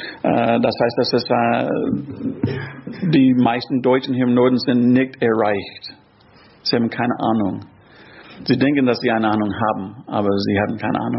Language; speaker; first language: German; non-native, fluent; English